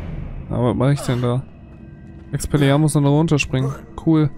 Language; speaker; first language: German; native; German